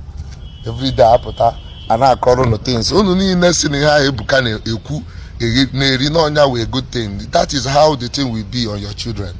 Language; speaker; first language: English; non-native, local second language; Igbo